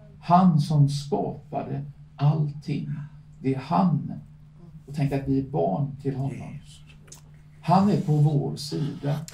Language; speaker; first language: Swedish; native; Swedish